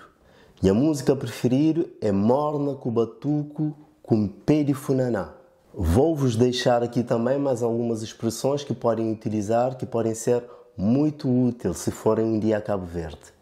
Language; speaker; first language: Portuguese; non-native, local second language; Kabuverdianu